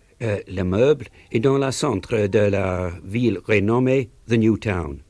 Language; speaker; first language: French; non-native, learner; English